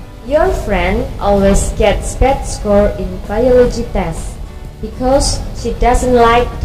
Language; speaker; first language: English; non-native, fluent; Indonesian